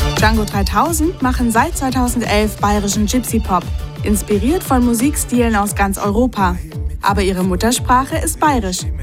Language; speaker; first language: German; native; German